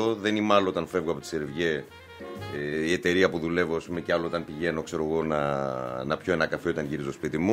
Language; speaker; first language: Greek; native; Greek